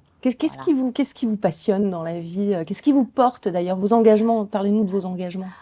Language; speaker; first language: French; native; French